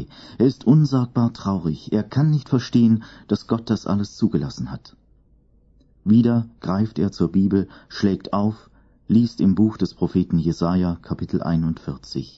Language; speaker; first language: German; native; German